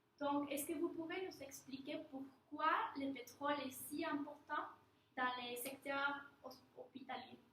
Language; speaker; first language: French; non-native, learner; Spanish